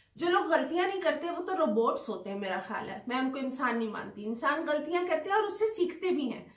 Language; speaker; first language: Urdu; native; Urdu